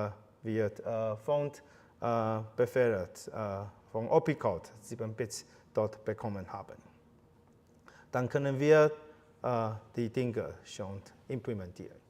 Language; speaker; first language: German; non-native, fluent; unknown